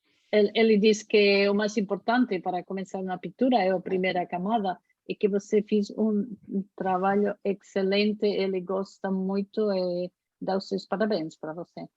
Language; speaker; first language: Portuguese; non-native, fluent; Spanish